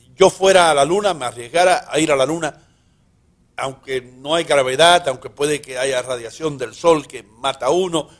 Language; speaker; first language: Spanish; early bilingual, heritage; Spanish